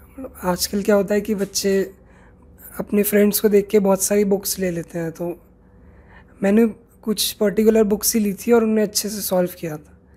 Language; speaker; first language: Hindi; native; Hindi